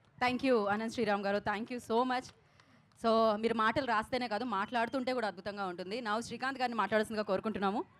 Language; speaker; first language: Telugu; native; Telugu